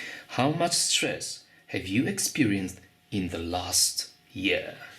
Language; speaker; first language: English; non-native, fluent; Polish